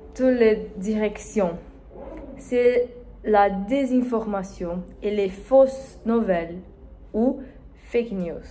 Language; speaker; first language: French; non-native, learner; Spanish